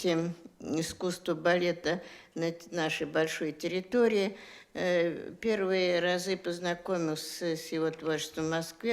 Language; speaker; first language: Russian; native; Russian